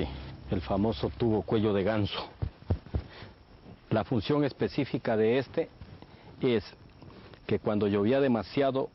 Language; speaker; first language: Spanish; native; Spanish